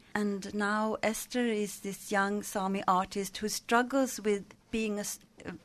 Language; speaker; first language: English; non-native, fluent; Swedish